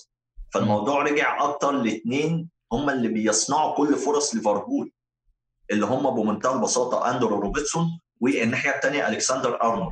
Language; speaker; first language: Arabic; native; Arabic